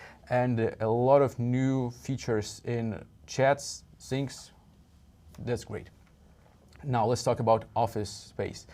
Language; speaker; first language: English; non-native, fluent; Russian